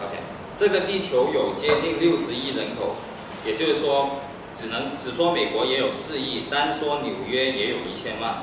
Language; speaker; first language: Chinese; native; Chinese